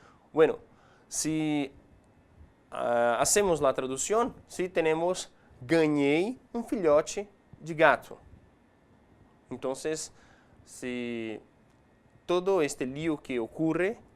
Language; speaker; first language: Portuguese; non-native, fluent; Spanish